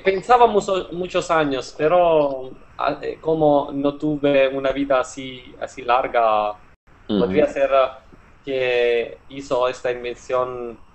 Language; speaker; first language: Spanish; non-native, fluent; Italian